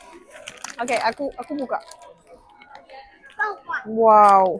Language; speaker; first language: Indonesian; non-native, learner; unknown